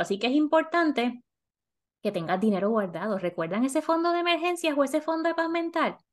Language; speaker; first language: Spanish; native; Spanish